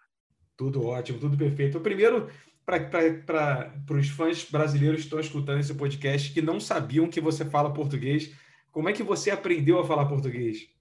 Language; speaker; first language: Portuguese; native; Portuguese